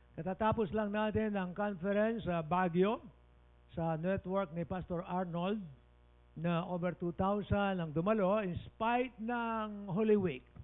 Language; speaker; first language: Filipino; native; Filipino